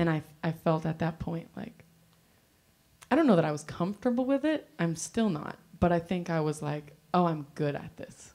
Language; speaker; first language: English; native; English